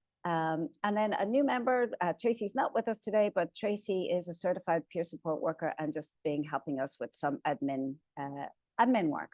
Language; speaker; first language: English; native; English